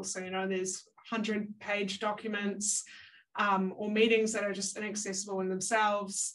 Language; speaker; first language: English; native; English